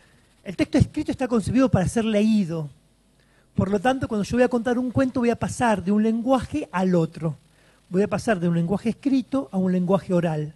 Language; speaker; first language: Spanish; native; Spanish